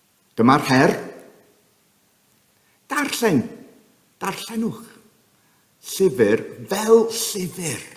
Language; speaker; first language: Welsh; non-native, fluent; English